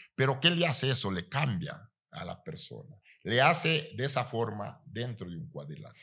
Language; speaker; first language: Spanish; native; Spanish